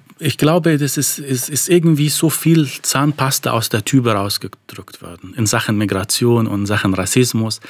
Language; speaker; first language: German; non-native, fluent; Arabic